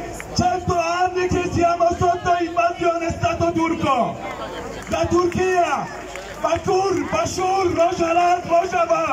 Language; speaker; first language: Italian; non-native, learner; Kurdish